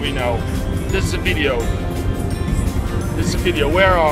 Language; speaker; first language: English; non-native, fluent; Dutch